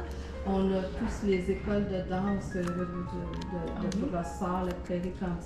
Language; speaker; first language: French; native; French